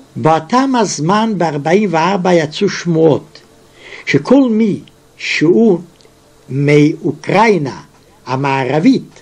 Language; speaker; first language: Hebrew; non-native, fluent; Yiddish